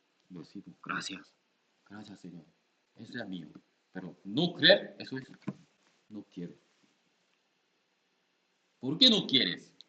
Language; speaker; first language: Spanish; non-native, learner; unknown